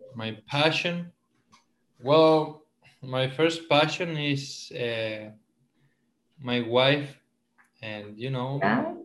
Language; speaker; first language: English; non-native, fluent; Spanish